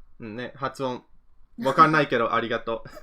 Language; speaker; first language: Japanese; non-native, learner; English